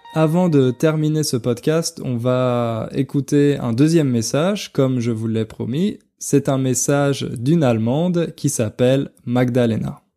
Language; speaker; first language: French; native; French